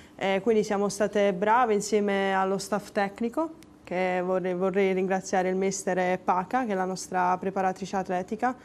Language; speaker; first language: Italian; native; Italian